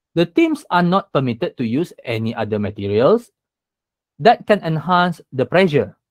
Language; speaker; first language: English; non-native, local second language; Malay